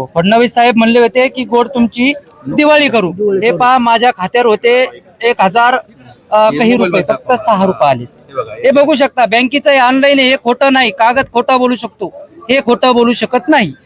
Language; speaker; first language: Marathi; native; Marathi